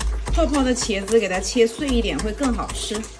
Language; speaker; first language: Chinese; native; Chinese